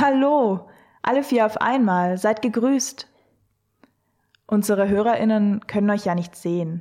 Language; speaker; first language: German; native; German